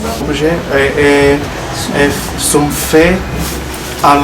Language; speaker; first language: French; non-native, learner; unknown